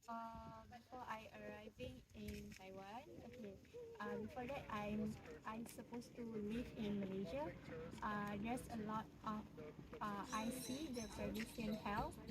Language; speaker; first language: English; non-native, local second language; Malay